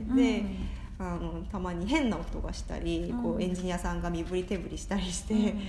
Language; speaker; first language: Japanese; non-native, fluent; Korean